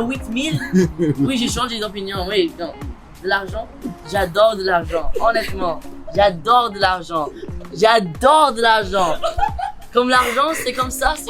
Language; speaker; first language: French; non-native, local second language; English